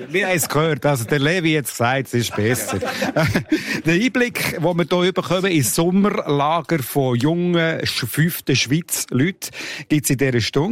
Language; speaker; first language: German; native; German